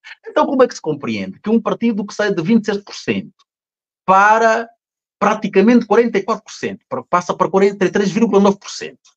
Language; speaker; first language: Portuguese; native; Portuguese